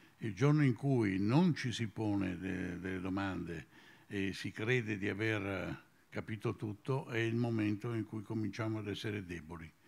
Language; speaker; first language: Italian; native; Italian